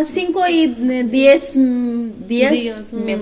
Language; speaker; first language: Spanish; non-native, learner; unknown